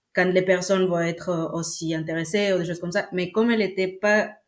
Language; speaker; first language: French; non-native, fluent; Spanish